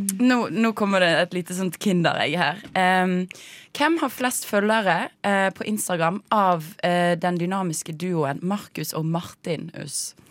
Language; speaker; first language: Norwegian; native; Norwegian